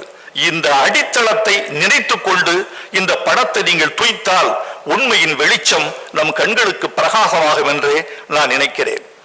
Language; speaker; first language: Tamil; native; Tamil